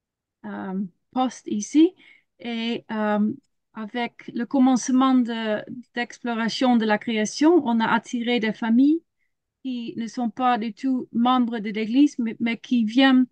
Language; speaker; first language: French; non-native, learner; Dutch